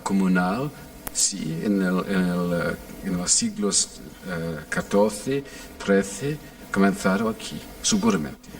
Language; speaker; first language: Spanish; non-native, fluent; English